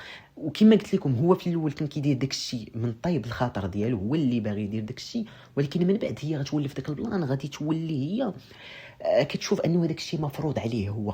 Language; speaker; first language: Arabic; native; Arabic